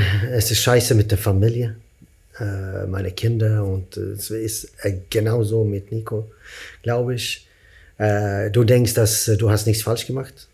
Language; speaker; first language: German; non-native, fluent; Swedish